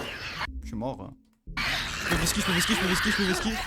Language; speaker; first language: French; native; French